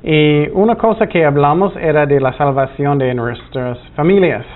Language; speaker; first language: Spanish; non-native, fluent; English